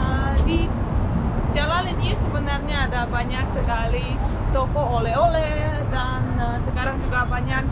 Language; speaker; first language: Indonesian; non-native, fluent; Russian